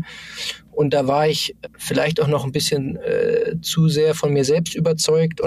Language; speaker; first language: German; native; German